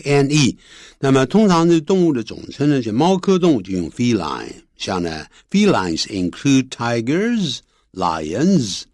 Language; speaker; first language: Chinese; native; Chinese